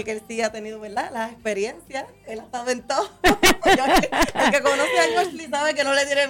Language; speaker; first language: Spanish; native; Spanish